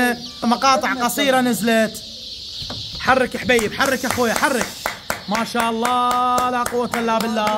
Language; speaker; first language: Arabic; native; Arabic